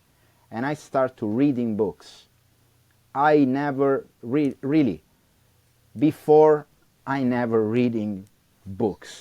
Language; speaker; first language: English; non-native, learner; Italian